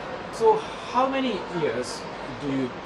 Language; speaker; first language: English; non-native, learner; Japanese